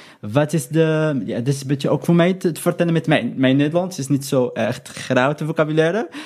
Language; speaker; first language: Dutch; non-native, learner; Arabic